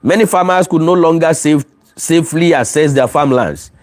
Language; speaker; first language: English; non-native, local second language; Yoruba